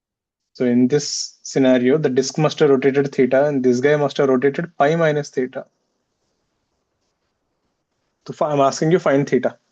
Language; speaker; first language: English; non-native, local second language; Hindi